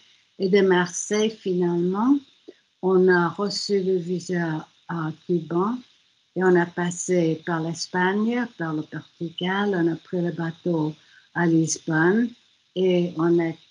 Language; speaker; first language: French; non-native, fluent; German